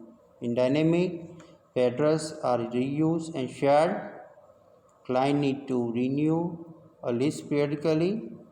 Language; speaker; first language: English; non-native, local second language; Gujarati